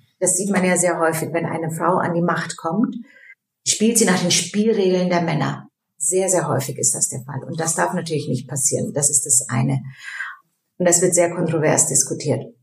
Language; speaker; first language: German; early bilingual, other home language; Turkish